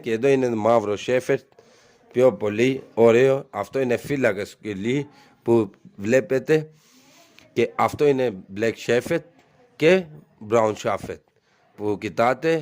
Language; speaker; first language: Greek; non-native, learner; Urdu